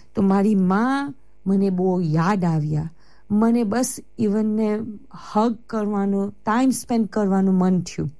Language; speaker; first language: Gujarati; early bilingual, heritage; Gujarati